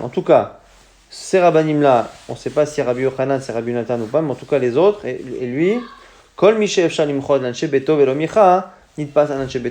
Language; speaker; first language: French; native; French